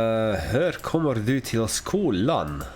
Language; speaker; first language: Swedish; non-native, learner; English